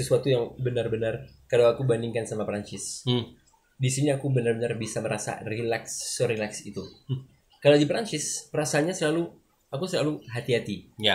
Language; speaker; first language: Indonesian; non-native, learner; French